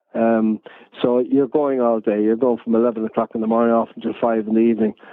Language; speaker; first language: English; native; English